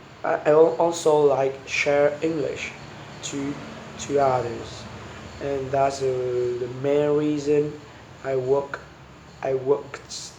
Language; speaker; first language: English; non-native, learner; Vietnamese